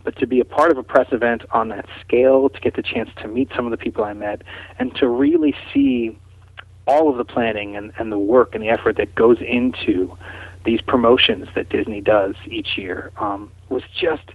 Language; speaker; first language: English; native; English